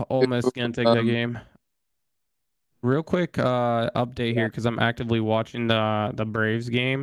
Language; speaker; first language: English; native; English